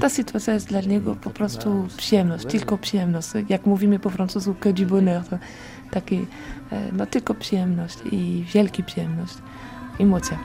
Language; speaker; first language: Polish; non-native, learner; French